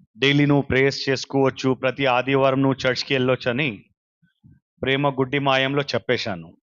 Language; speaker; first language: Telugu; non-native, local second language; Urdu